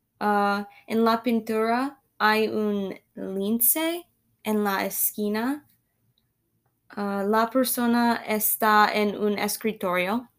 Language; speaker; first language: Spanish; non-native, learner; English